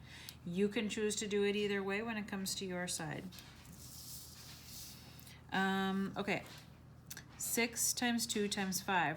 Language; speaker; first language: English; native; English